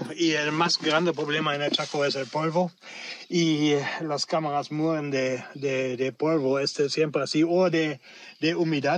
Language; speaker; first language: Spanish; non-native, learner; German